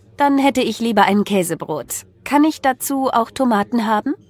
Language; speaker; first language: German; native; German